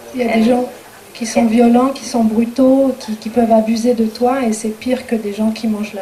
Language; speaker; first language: French; native; French